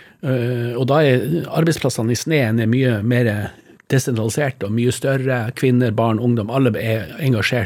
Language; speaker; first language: Norwegian; native; Norwegian